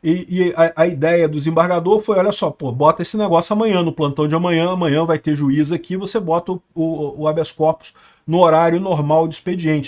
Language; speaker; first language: Portuguese; native; Portuguese